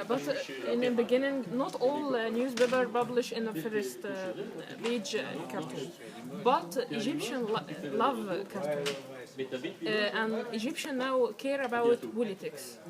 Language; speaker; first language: English; non-native, learner; Arabic